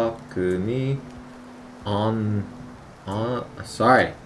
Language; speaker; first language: Japanese; non-native, learner; English